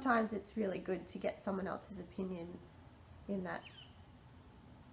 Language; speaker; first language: English; native; English